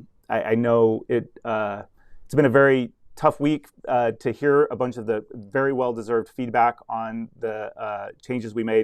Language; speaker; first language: English; native; English